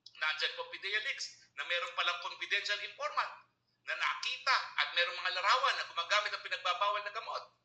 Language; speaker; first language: Filipino; native; Filipino